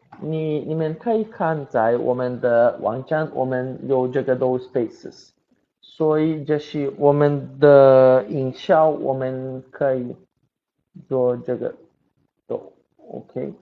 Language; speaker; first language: Chinese; non-native, learner; Portuguese